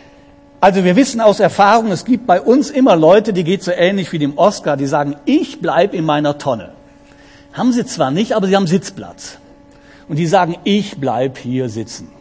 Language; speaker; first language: German; native; German